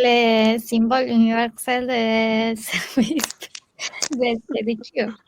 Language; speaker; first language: French; non-native, learner; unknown